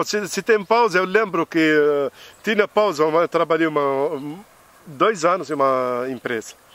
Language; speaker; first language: Portuguese; non-native, fluent; Arabic